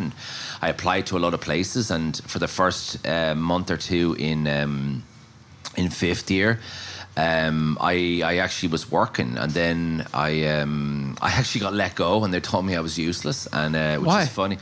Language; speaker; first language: English; native; English